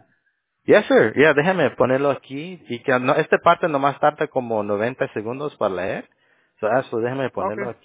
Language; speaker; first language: Spanish; early bilingual, heritage; Spanish